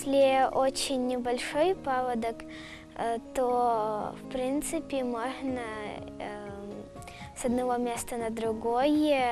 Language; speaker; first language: Ukrainian; non-native, local second language; Russian